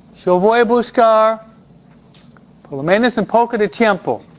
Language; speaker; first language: Spanish; native; Spanish